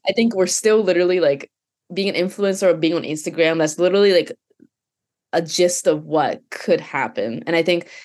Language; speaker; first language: English; non-native, fluent; Japanese